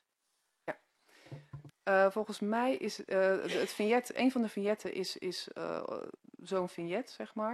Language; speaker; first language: Dutch; native; Dutch